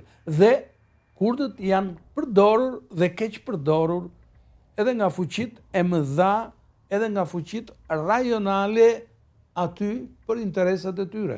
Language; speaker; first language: Albanian; native; Albanian